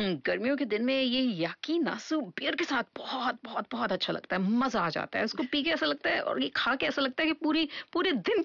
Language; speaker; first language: Hindi; native; Hindi